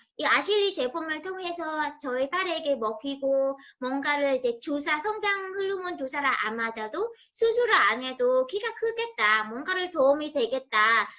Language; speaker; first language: Korean; non-native, fluent; Vietnamese